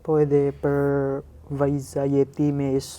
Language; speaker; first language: Albanian; non-native, learner; Indonesian